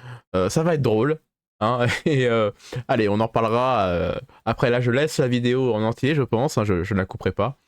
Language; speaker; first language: French; native; French